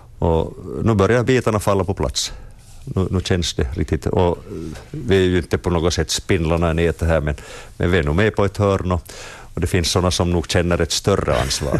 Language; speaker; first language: Swedish; native; Swedish